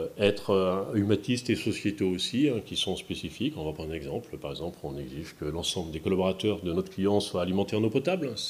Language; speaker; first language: French; native; French